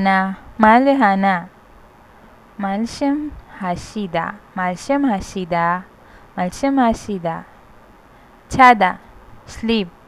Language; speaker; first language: Korean; non-native, fluent; Hindi